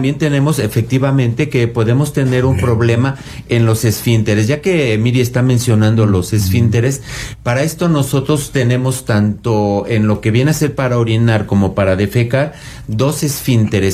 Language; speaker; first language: Spanish; native; Spanish